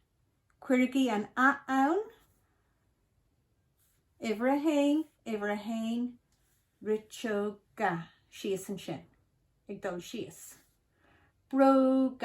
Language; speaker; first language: Irish; non-native, local second language; English